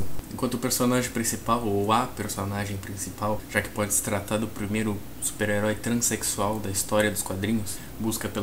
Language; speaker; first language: Portuguese; native; Portuguese